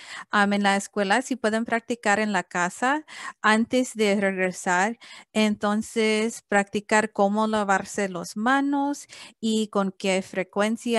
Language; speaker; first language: Spanish; early bilingual, heritage; English